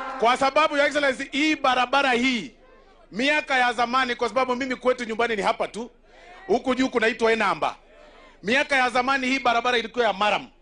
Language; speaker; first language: Swahili; non-native, local second language; Luo (Kenya and Tanzania)